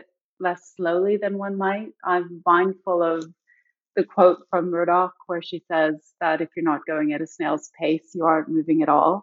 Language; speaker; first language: English; native; English